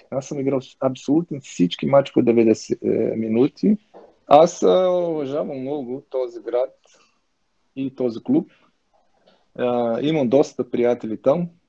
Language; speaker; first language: Bulgarian; non-native, learner; Portuguese